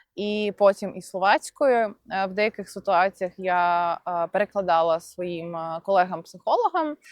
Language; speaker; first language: Ukrainian; non-native, local second language; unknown